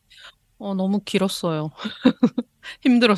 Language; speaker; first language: Korean; non-native, learner; Japanese